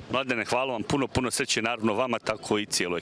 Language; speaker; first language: Bosnian; native; Bosnian